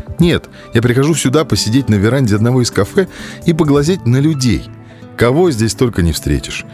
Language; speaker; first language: Russian; native; Russian